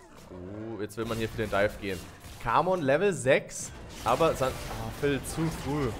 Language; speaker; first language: German; native; German